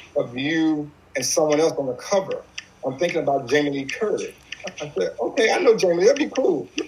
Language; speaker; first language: English; native; English